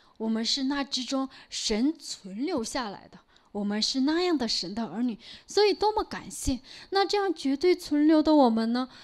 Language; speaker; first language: Chinese; non-native, local second language; Korean